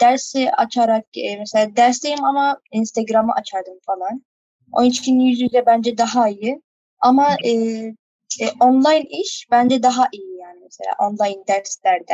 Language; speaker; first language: Turkish; early bilingual, other home language; Arabic